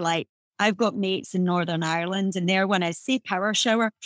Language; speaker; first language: English; native; English